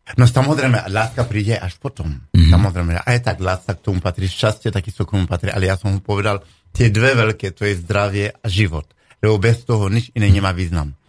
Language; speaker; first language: Slovak; non-native, fluent; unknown